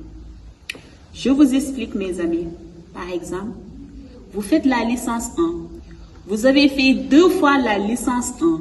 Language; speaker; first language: French; non-native, local second language; Wolof